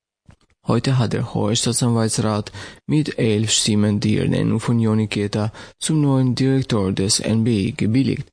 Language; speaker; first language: German; non-native, fluent; Albanian